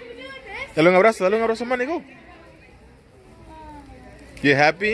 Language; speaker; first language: Spanish; early bilingual, heritage; Spanish